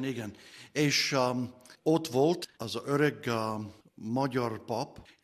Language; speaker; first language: Hungarian; non-native, learner; English